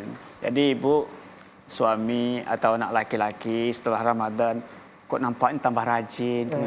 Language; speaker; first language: Indonesian; native; Indonesian